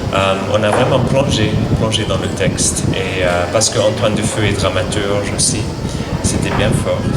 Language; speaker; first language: French; non-native, fluent; English